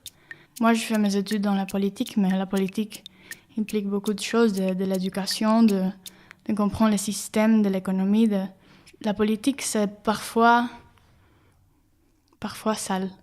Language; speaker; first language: French; non-native, fluent; Spanish